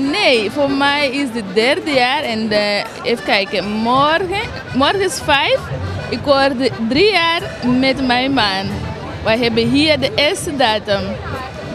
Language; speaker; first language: Dutch; non-native, learner; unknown